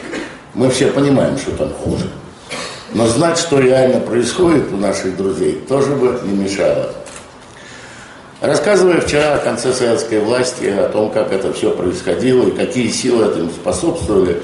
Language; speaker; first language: Russian; native; Russian